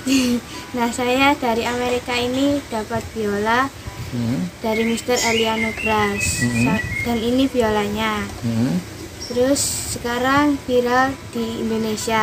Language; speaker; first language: Indonesian; native; Indonesian